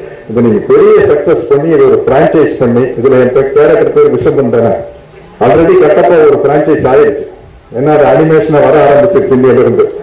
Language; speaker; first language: Tamil; native; Tamil